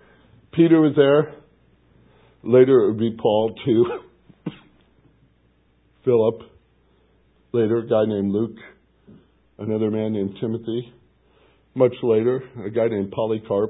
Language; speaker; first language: English; native; English